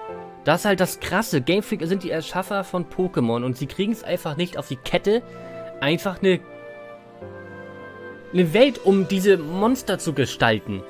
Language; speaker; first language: German; native; German